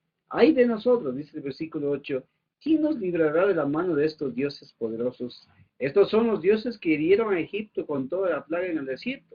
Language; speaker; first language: Spanish; native; Spanish